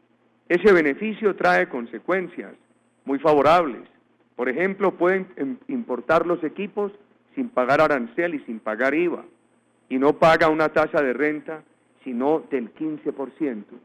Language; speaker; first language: Spanish; native; Spanish